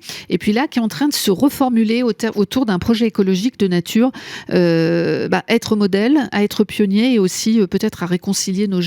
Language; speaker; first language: French; native; French